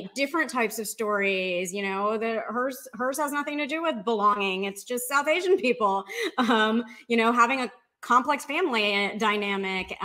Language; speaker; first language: English; native; English